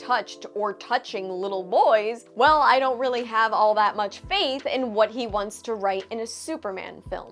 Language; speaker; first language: English; native; English